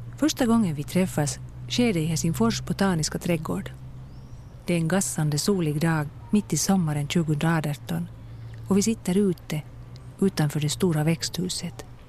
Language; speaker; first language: Swedish; native; Swedish